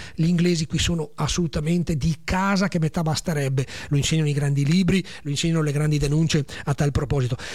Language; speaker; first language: Italian; native; Italian